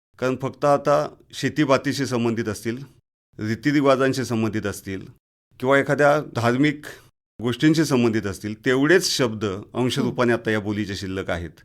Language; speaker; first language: Marathi; native; Marathi